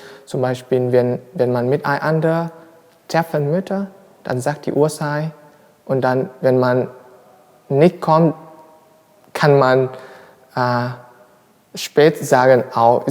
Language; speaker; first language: German; non-native, learner; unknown